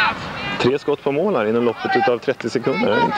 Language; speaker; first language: Swedish; native; Swedish